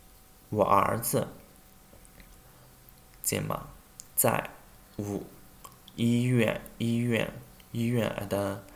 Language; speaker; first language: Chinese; non-native, fluent; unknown